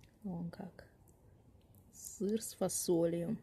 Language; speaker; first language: Russian; native; Russian